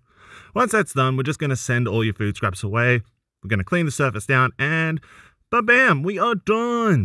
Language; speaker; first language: English; native; English